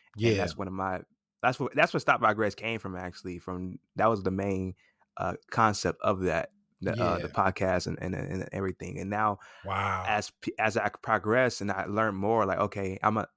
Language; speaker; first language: English; native; English